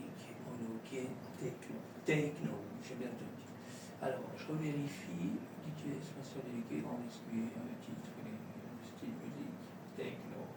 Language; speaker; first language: French; native; French